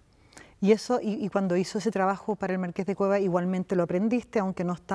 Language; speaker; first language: Spanish; native; Spanish